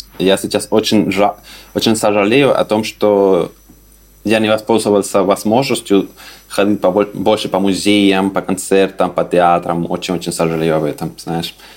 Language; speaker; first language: Russian; non-native, fluent; Spanish